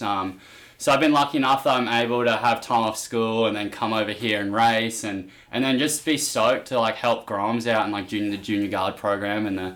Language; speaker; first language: English; native; English